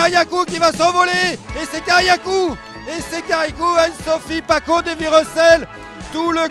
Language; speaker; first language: French; native; French